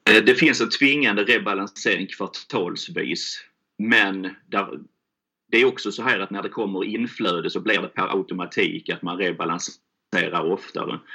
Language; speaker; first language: Swedish; native; Swedish